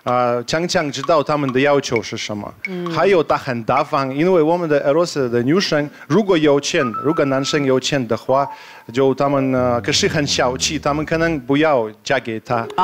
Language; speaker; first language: Chinese; non-native, fluent; Russian